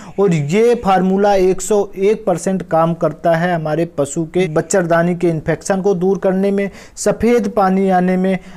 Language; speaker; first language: Hindi; native; Hindi